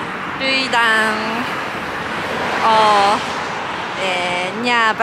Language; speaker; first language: Vietnamese; non-native, learner; Japanese